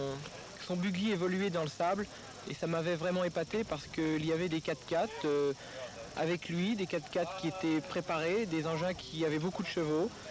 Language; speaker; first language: French; native; French